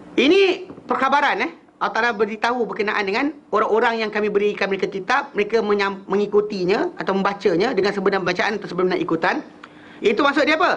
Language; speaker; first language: Malay; native; Malay